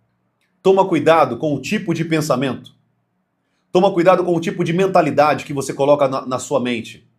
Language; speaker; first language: Portuguese; native; Portuguese